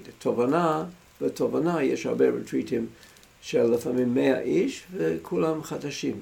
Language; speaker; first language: Hebrew; non-native, fluent; English